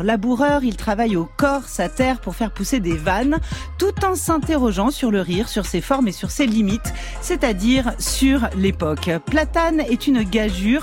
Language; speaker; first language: French; native; French